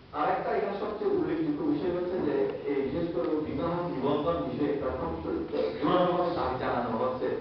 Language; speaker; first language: Bangla; non-native, local second language; Marma